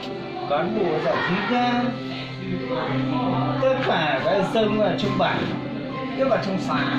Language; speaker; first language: Vietnamese; non-native, local second language; Hmong